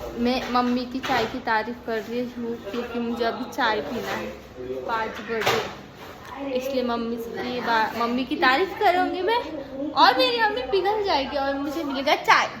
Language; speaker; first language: Hindi; non-native, local second language; Marathi